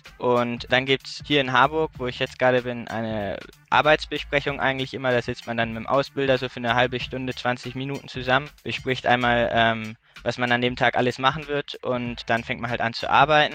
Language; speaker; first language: German; native; German